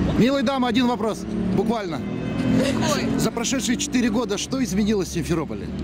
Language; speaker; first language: Russian; native; Russian